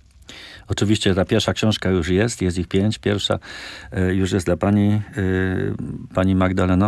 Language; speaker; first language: Polish; native; Polish